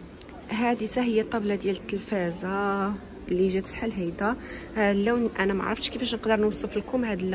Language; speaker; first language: Arabic; native; Arabic